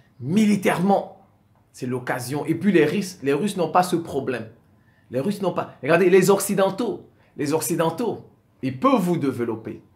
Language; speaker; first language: French; non-native, local second language; Sango